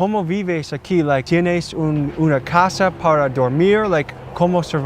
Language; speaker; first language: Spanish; non-native, learner; English